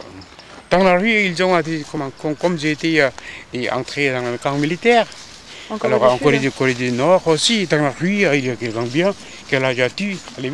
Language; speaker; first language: French; non-native, fluent; Korean